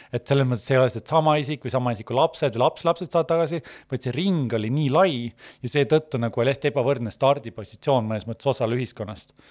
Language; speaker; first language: Estonian; native; Estonian